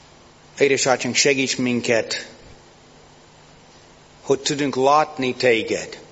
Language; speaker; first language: Hungarian; non-native, fluent; English